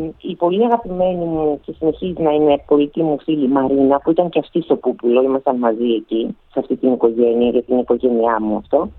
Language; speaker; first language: Greek; early bilingual, other home language; Russian